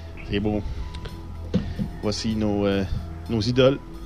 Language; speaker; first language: French; native; French